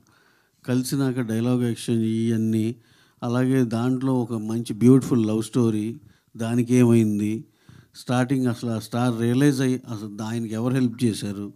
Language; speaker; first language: Telugu; native; Telugu